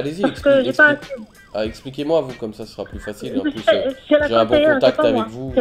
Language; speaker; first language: French; native; French